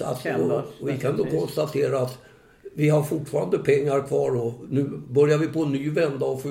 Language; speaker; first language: Swedish; native; Swedish